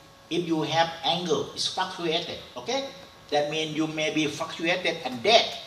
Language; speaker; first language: English; non-native, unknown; Thai